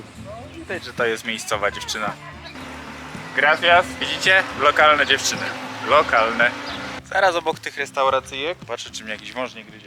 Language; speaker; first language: Polish; native; Polish